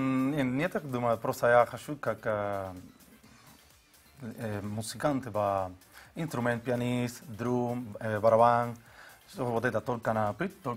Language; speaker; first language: Russian; non-native, learner; Spanish